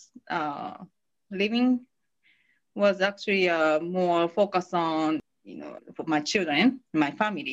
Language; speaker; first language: English; non-native, fluent; Japanese